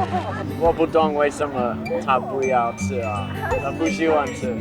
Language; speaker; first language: Chinese; non-native, learner; English